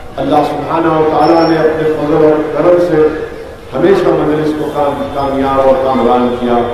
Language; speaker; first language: Urdu; native; Urdu